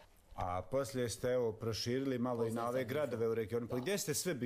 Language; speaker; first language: Serbian; native; Serbian